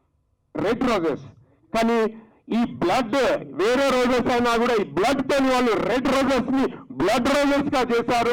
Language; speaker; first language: Telugu; native; Telugu